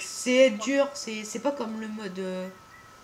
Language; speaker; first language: French; native; French